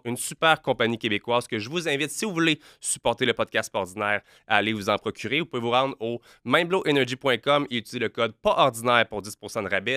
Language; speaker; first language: French; native; French